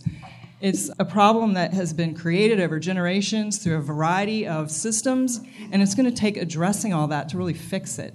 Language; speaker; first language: English; native; English